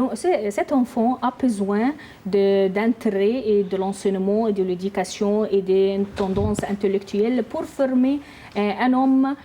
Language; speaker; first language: French; non-native, learner; Arabic